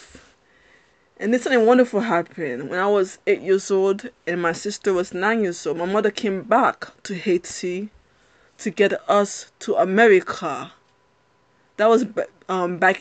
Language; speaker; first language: English; early bilingual, other home language; Haitian Creole